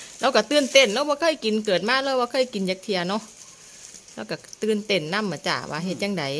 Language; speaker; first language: Thai; non-native, local second language; Northeastern Thai